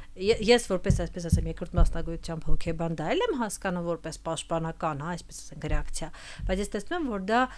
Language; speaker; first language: Armenian; native; Armenian